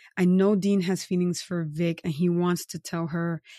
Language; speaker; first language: English; native; English